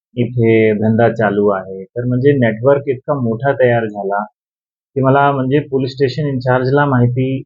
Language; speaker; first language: Marathi; non-native, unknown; Urdu